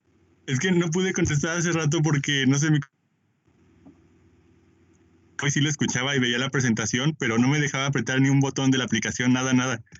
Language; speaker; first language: Spanish; native; Spanish